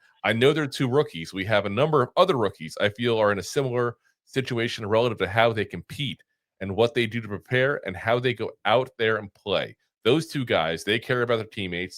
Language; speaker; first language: English; native; English